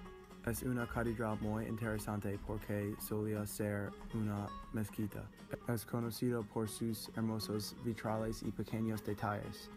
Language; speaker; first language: Spanish; non-native, learner; English